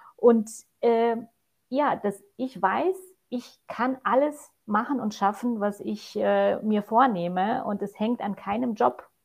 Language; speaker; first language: German; non-native, fluent; Polish